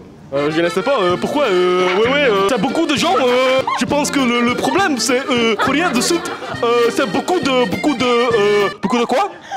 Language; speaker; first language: French; non-native, learner; Dutch